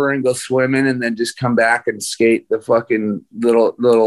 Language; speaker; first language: English; native; English